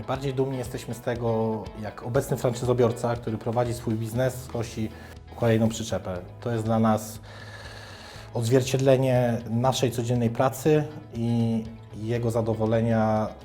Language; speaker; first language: Polish; native; Polish